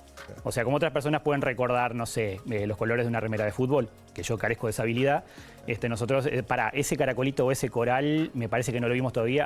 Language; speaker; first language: Spanish; native; Spanish